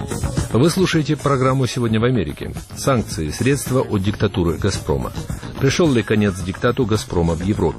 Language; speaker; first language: Russian; native; Russian